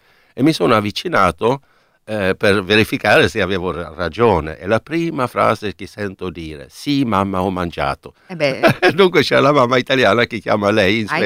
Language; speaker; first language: Italian; non-native, fluent; Swedish